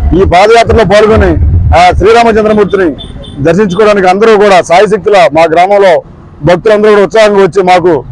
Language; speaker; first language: Telugu; native; Telugu